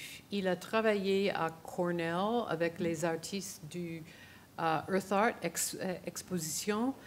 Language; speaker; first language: French; non-native, fluent; English